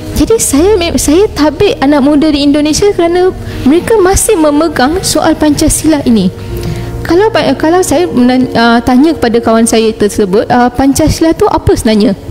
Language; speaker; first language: Malay; non-native, local second language; Tamil